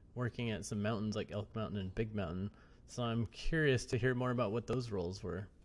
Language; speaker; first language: English; native; English